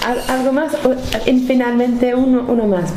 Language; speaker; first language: Spanish; non-native, learner; English